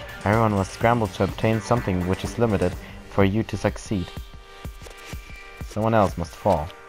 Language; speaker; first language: English; non-native, fluent; German